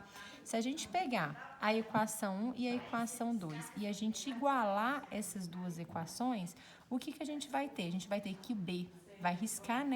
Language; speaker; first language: Portuguese; native; Portuguese